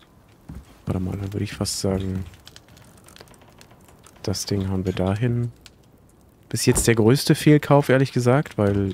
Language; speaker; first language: German; native; German